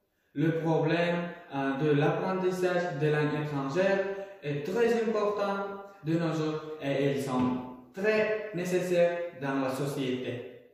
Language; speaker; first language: French; non-native, learner; Uzbek